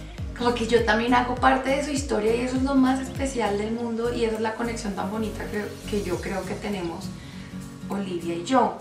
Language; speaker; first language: Spanish; native; Spanish